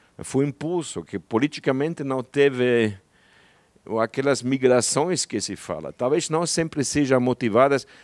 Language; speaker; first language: Portuguese; non-native, fluent; German